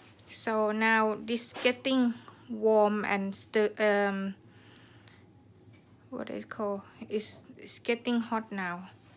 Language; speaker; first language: English; non-native, learner; Thai